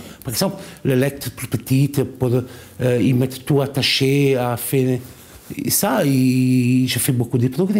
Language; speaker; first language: French; non-native, learner; Italian